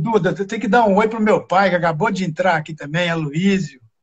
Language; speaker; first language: Portuguese; native; Portuguese